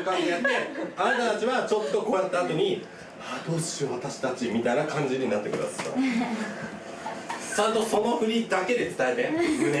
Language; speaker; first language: Japanese; native; Japanese